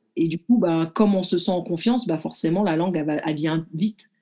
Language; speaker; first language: French; early bilingual, other home language; Arabic